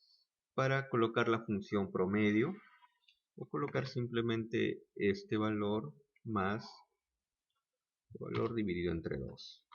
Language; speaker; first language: Spanish; native; Spanish